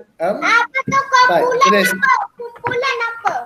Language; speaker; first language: Malay; native; Malay